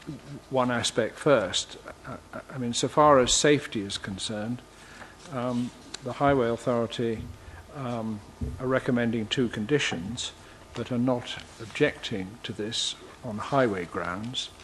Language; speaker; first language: English; native; English